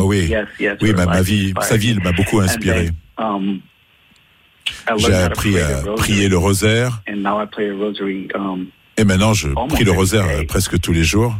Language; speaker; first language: French; non-native, fluent; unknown